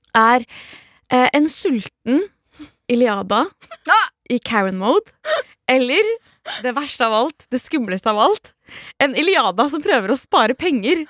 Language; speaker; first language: Norwegian; early bilingual, other home language; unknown